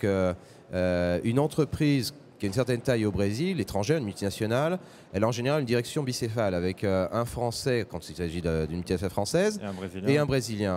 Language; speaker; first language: French; native; French